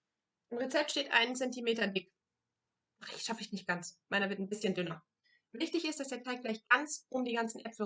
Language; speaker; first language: German; non-native, fluent; French